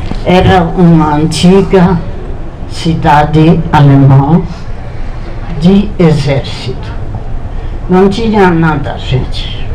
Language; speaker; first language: Portuguese; non-native, fluent; Polish